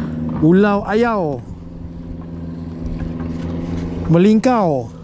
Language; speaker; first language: Malay; native; Malay